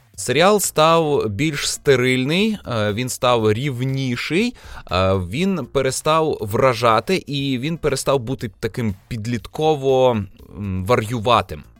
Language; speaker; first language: Ukrainian; native; Ukrainian